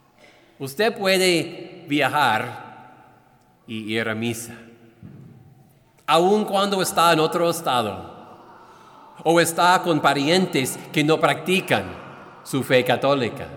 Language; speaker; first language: Spanish; non-native, fluent; English